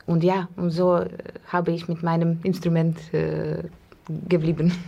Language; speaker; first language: German; non-native, learner; Russian